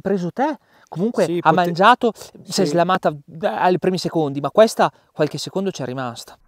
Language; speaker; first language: Italian; native; Italian